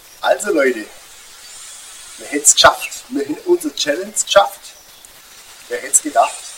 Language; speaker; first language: German; native; German